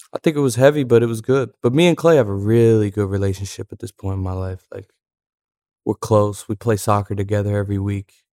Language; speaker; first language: English; native; English